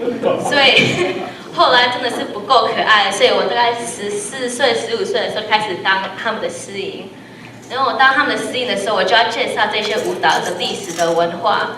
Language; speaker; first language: Chinese; early bilingual, heritage; Chinese